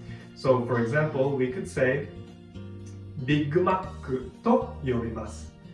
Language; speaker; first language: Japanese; non-native, fluent; Filipino